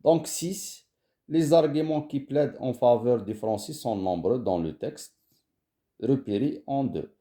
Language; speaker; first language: French; non-native, local second language; Arabic